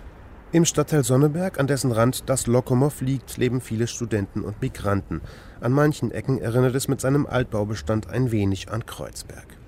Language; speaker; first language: German; native; German